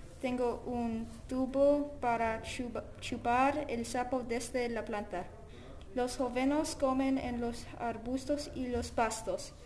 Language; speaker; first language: Spanish; non-native, learner; English